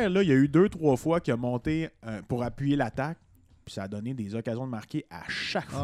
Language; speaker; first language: French; native; French